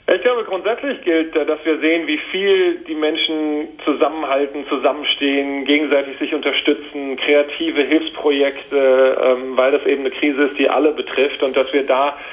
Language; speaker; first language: German; native; German